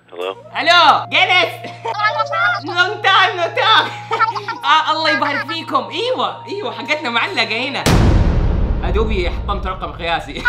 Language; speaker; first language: Arabic; native; Arabic